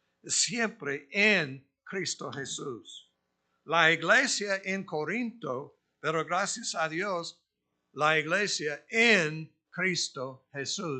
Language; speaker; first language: Spanish; non-native, fluent; English